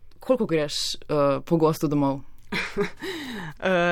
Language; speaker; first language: Slovenian; native; Slovenian